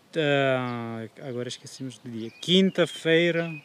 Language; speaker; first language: Portuguese; non-native, fluent; Turkish